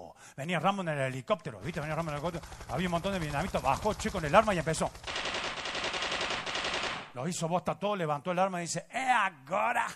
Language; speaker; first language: Spanish; native; Spanish